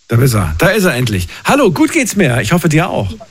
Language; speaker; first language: German; native; German